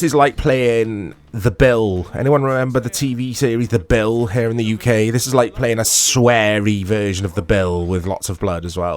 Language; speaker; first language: English; native; English